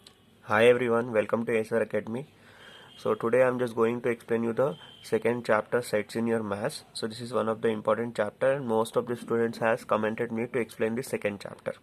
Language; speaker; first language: English; non-native, local second language; Telugu